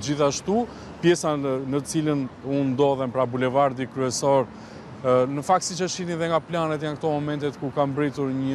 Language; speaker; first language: Albanian; native; Albanian